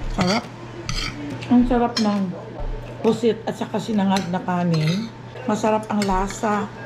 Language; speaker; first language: Filipino; non-native, local second language; Aklanon